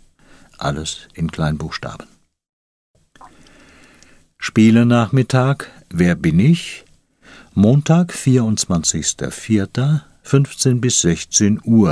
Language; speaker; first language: German; native; German